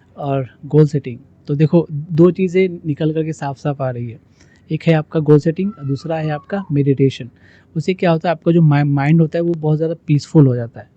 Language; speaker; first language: Hindi; non-native, local second language; Assamese